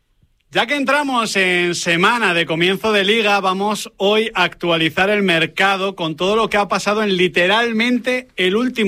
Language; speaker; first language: Spanish; native; Spanish